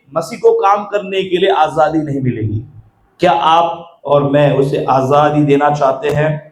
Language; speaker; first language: Hindi; non-native, local second language; Marathi